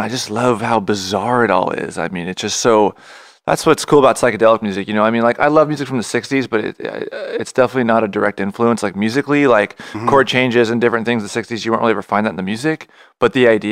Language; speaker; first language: English; native; English